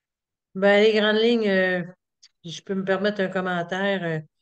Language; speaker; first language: French; native; French